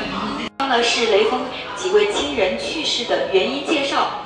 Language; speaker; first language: Chinese; native; Chinese